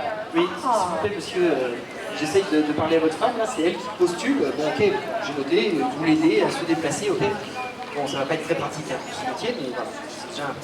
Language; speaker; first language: French; native; French